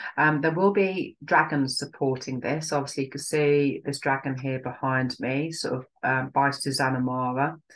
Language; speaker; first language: English; native; English